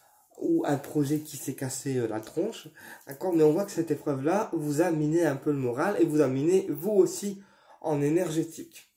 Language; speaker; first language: French; native; French